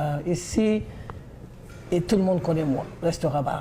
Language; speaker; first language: French; non-native, learner; Bangla